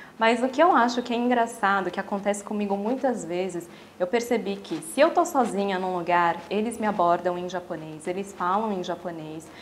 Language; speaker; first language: Portuguese; native; Portuguese